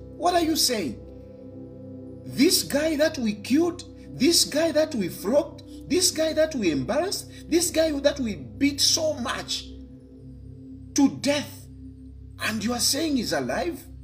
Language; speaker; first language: English; non-native, local second language; Bemba